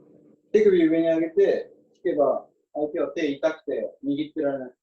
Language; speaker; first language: Japanese; native; Japanese